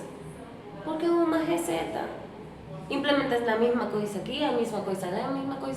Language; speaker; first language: Portuguese; non-native, fluent; Spanish